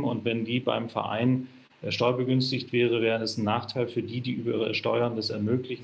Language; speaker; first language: German; native; German